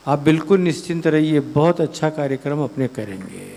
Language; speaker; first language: Hindi; non-native, local second language; Gujarati